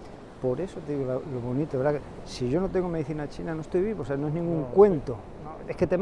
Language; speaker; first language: Spanish; native; Spanish